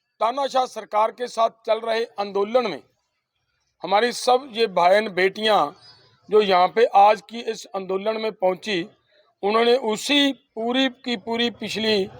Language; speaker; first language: Hindi; non-native, local second language; Punjabi